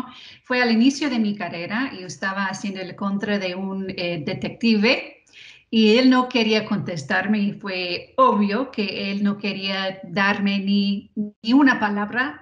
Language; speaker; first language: Spanish; non-native, fluent; English